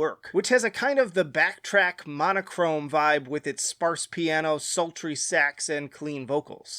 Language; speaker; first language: English; native; English